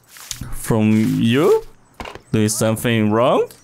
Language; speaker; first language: English; non-native, learner; Portuguese